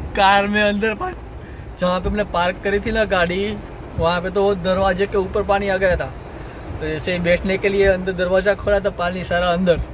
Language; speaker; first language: Hindi; non-native, local second language; Gujarati